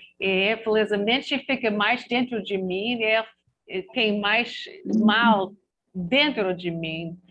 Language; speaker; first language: Portuguese; non-native, learner; English